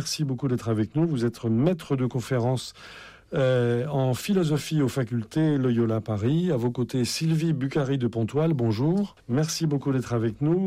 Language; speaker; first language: French; native; French